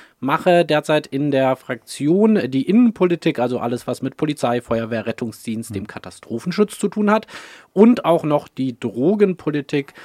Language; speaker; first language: German; early bilingual, other home language; Russian